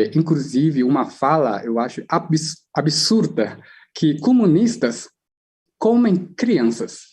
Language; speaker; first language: Portuguese; non-native, fluent; Chinese